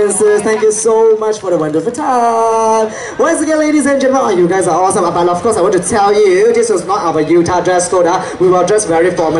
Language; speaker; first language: English; non-native, local second language; Chinese